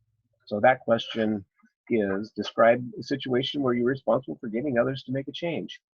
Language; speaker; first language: English; native; English